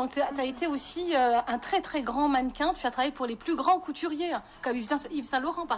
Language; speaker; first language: French; native; French